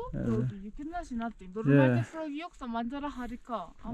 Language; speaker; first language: Turkish; non-native, learner; Korean